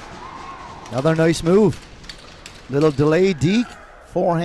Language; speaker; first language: English; native; English